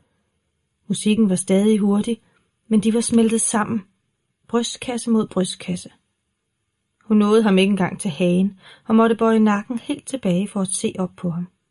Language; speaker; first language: Danish; native; Danish